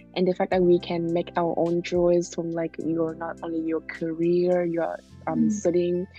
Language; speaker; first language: English; non-native, fluent; Vietnamese